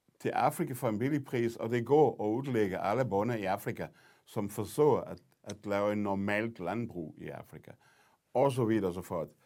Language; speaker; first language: Danish; non-native, fluent; Portuguese